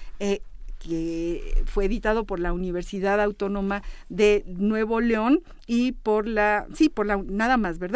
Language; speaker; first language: Spanish; native; Spanish